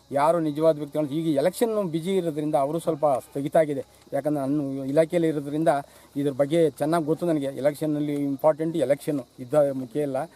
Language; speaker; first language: Kannada; native; Kannada